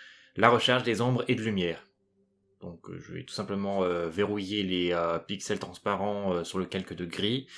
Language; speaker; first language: French; native; French